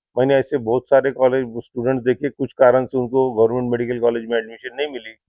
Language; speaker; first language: Hindi; non-native, local second language; Marathi